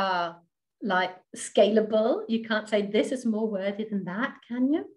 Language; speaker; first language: English; non-native, fluent; Danish